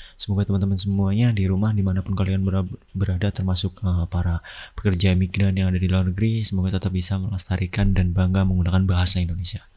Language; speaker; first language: Indonesian; native; Indonesian